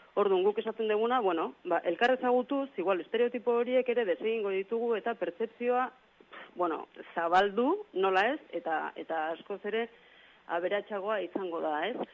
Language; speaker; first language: Basque; native; Basque